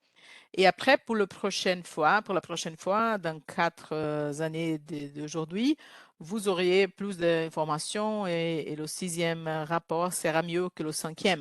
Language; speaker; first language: French; non-native, learner; Portuguese